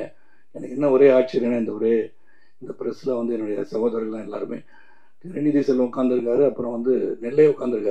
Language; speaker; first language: Tamil; native; Tamil